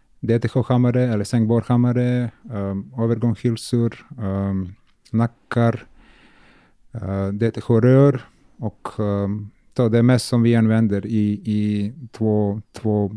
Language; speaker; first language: Swedish; non-native, learner; Serbian